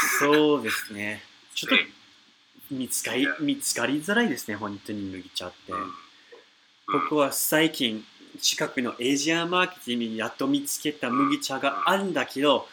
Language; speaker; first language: Japanese; non-native, fluent; English